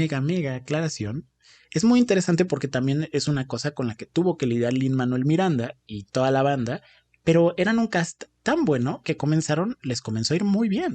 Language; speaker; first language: Spanish; native; Spanish